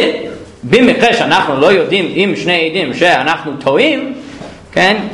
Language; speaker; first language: Hebrew; non-native, fluent; English